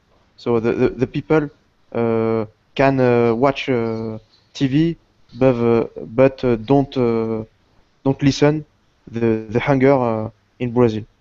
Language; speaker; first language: English; non-native, learner; Portuguese